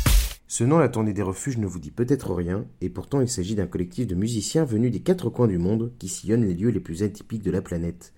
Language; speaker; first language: French; native; French